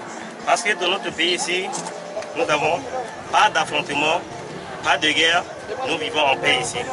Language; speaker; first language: French; non-native, local second language; Sango